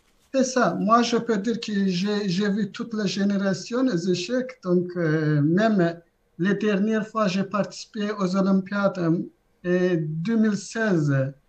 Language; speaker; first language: French; non-native, fluent; Azerbaijani